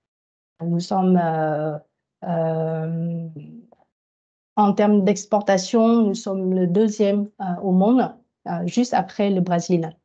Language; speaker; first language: French; non-native, fluent; Vietnamese